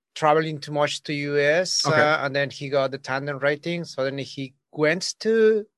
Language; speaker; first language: English; non-native, learner; Spanish